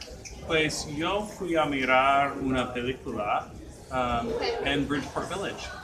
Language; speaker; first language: Spanish; non-native, learner; English